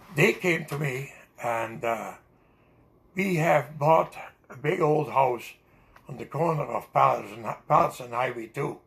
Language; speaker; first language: English; non-native, fluent; Dutch